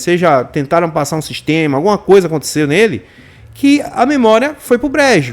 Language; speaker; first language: Portuguese; native; Portuguese